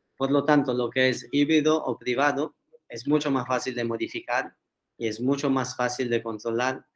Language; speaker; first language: Spanish; non-native, fluent; Italian